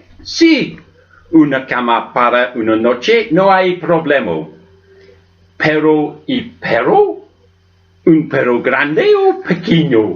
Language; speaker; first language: Spanish; non-native, learner; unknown